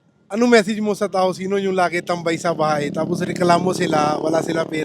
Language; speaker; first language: Filipino; non-native, learner; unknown